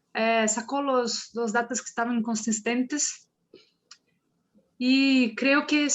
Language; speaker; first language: Spanish; non-native, learner; Portuguese